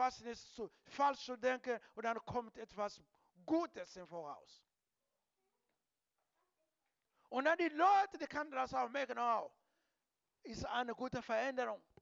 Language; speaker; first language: German; non-native, learner; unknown